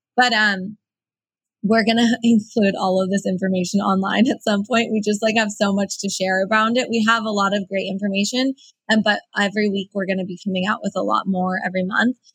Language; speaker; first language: English; early bilingual, other home language; Persian